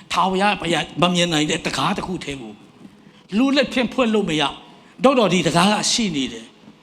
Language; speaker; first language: Burmese; non-native, local second language; Tedim Chin